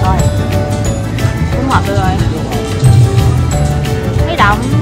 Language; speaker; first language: Vietnamese; native; Vietnamese